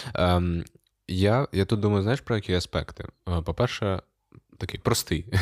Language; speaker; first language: Ukrainian; non-native, local second language; Russian